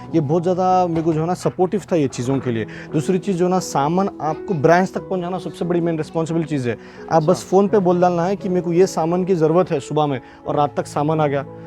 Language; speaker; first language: Hindi; non-native, local second language; Urdu